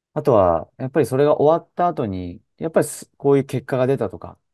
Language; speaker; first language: Japanese; native; Japanese